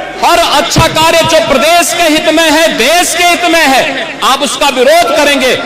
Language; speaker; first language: Hindi; native; Hindi